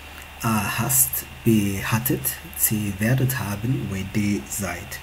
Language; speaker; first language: German; non-native, fluent; Tigrinya